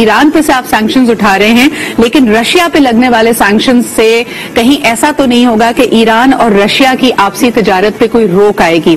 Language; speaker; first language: Urdu; native; Urdu